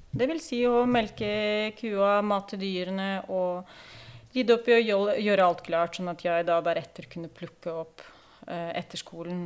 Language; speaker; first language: Norwegian; non-native, fluent; Ukrainian